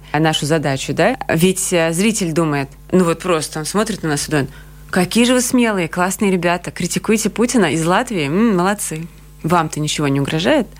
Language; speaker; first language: Russian; native; Russian